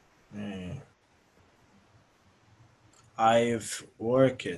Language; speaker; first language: English; non-native, learner; Portuguese